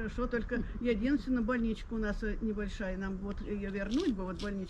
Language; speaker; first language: Russian; native; Russian